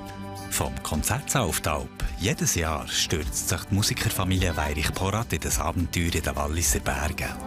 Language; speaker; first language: German; native; German